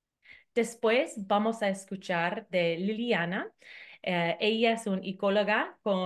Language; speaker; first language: Spanish; non-native, fluent; English